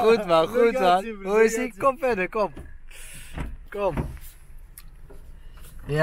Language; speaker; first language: Dutch; native; Dutch